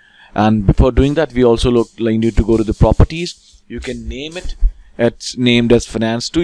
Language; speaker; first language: English; non-native, local second language; Hindi